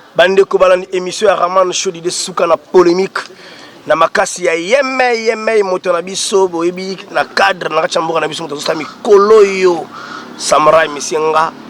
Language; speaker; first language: Lingala; native; Lingala